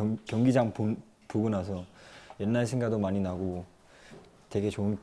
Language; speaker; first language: Korean; non-native, fluent; Chinese